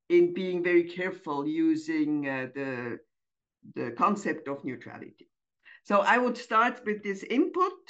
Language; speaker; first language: English; non-native, fluent; German